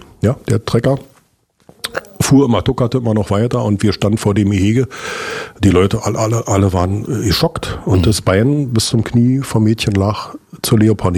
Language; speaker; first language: German; native; German